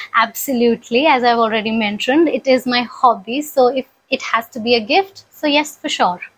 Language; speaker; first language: English; non-native, local second language; Punjabi